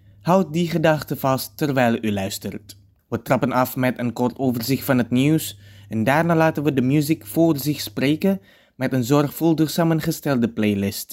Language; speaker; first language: Dutch; non-native, fluent; Indonesian